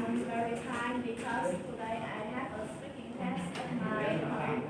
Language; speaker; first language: English; non-native, learner; Vietnamese